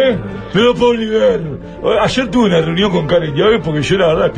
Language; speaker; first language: Spanish; native; Spanish